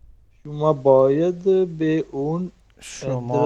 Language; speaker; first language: Persian; non-native, learner; Urdu